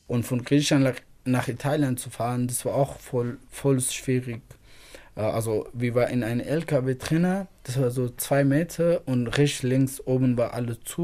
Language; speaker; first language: German; non-native, fluent; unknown